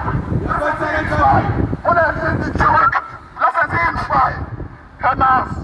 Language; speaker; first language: German; non-native, fluent; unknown